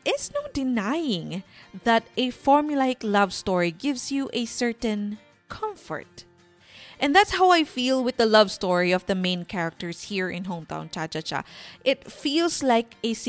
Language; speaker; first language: English; non-native, local second language; Bikol